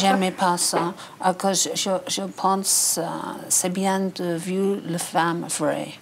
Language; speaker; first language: French; non-native, learner; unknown